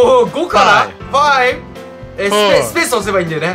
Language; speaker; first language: Japanese; native; Japanese